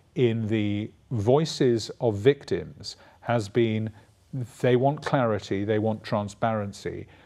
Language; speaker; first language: English; native; English